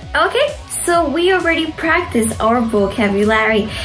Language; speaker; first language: English; non-native, fluent; Spanish